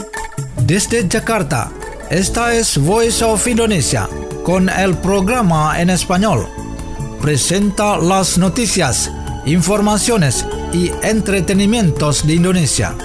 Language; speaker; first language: Spanish; non-native, fluent; Indonesian